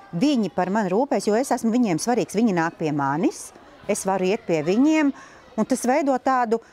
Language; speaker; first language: Latvian; native; Latvian